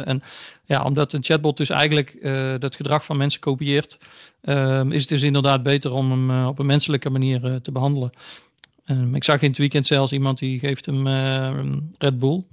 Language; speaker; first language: Dutch; native; Dutch